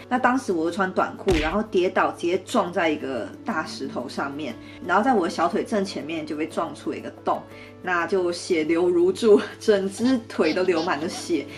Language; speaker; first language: Chinese; native; Chinese